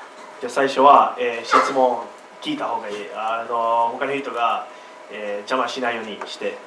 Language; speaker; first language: Japanese; non-native, learner; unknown